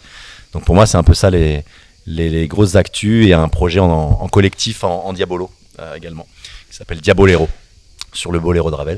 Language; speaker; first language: French; native; French